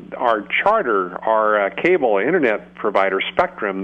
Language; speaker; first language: English; native; English